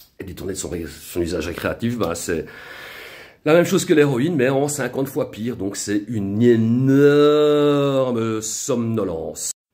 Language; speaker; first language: French; native; French